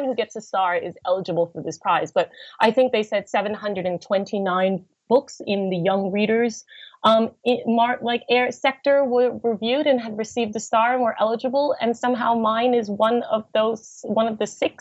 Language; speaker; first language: English; native; English